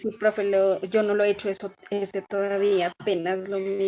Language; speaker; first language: Spanish; native; Spanish